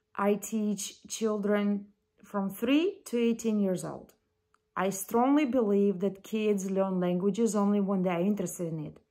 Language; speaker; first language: English; non-native, fluent; Russian